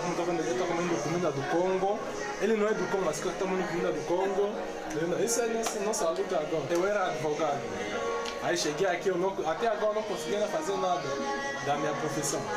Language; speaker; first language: Portuguese; non-native, learner; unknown